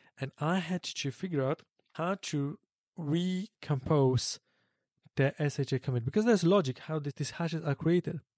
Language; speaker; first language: English; non-native, fluent; Polish